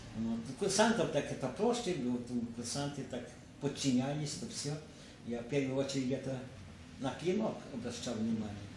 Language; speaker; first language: Russian; non-native, local second language; Ukrainian